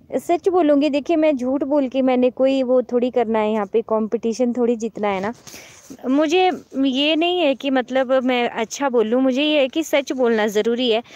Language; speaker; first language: Hindi; native; Hindi